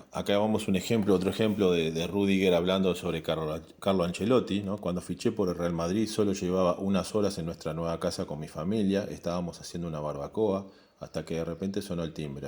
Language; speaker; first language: Spanish; native; Spanish